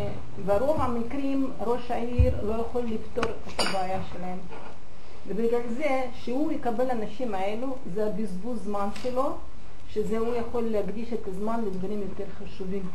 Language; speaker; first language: Hebrew; non-native, fluent; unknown